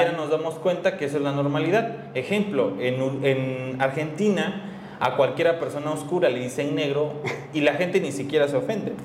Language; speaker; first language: Spanish; native; Spanish